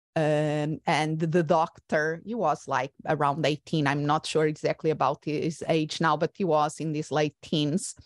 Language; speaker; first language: English; non-native, fluent; Portuguese